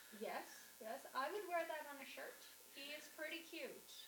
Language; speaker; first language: English; native; English